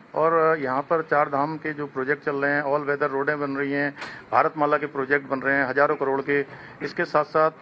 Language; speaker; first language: Hindi; native; Hindi